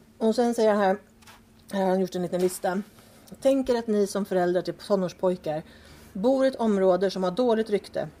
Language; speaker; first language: Swedish; early bilingual, other home language; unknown